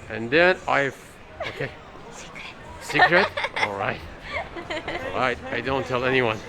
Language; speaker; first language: English; non-native, fluent; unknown